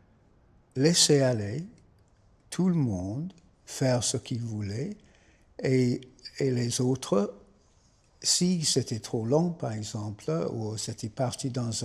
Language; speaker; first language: French; non-native, fluent; English